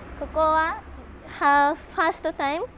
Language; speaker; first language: English; non-native, learner; Japanese